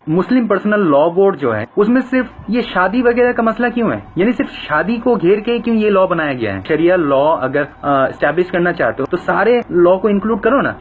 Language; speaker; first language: Hindi; non-native, fluent; Bangla